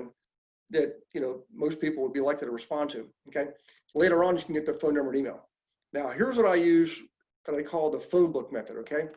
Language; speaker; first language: English; native; English